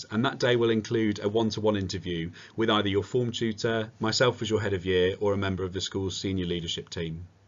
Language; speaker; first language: English; native; English